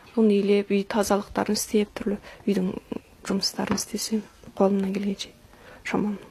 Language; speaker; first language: Kazakh; native; Kazakh